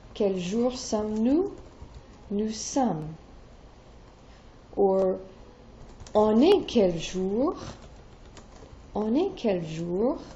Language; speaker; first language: French; non-native, fluent; English